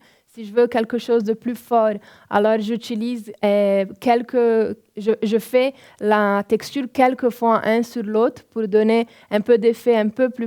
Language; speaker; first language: French; non-native, fluent; Portuguese